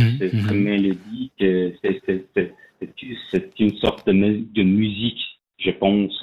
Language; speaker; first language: French; non-native, learner; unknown